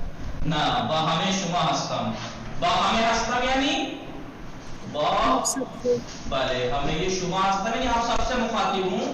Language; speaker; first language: Persian; non-native, fluent; Urdu